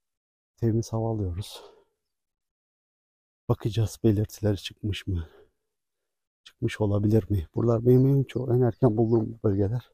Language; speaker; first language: Turkish; native; Turkish